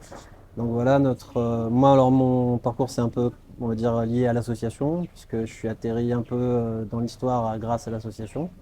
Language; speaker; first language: French; native; French